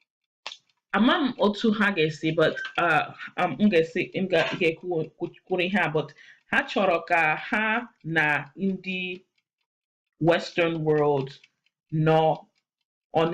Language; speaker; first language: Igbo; non-native, learner; English